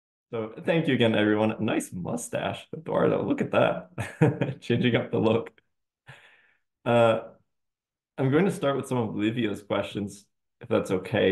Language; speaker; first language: English; native; English